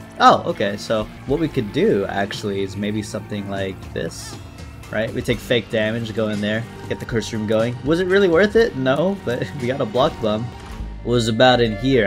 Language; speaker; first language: English; native; English